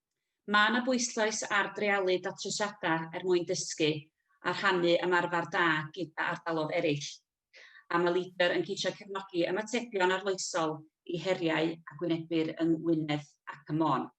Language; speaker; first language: Welsh; native; Welsh